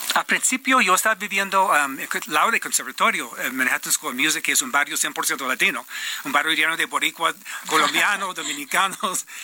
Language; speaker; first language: Spanish; non-native, fluent; English